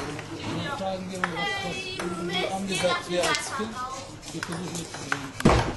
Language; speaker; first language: German; early bilingual, other home language; Turkish